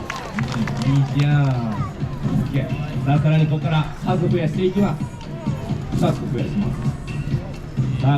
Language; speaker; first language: Japanese; native; Japanese